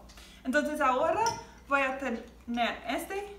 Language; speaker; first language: Spanish; non-native, learner; English